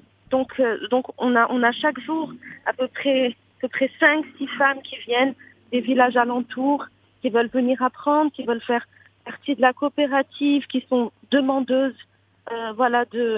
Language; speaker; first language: French; non-native, local second language; Arabic